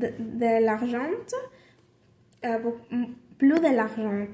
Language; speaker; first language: French; non-native, learner; Spanish